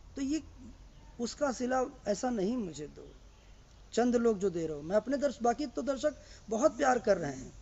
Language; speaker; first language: Hindi; native; Hindi